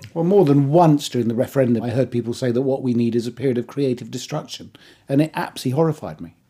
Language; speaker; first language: English; early bilingual, other home language; Persian